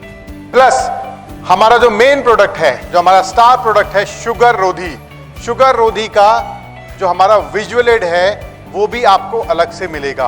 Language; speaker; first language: Hindi; native; Hindi